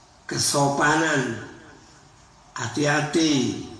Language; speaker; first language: Arabic; non-native, fluent; Indonesian